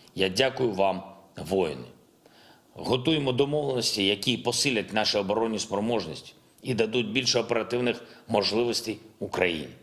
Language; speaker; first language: Ukrainian; non-native, local second language; Russian